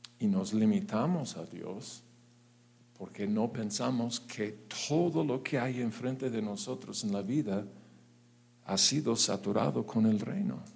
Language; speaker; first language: Spanish; non-native, fluent; English